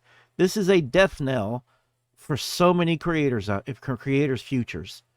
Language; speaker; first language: English; native; English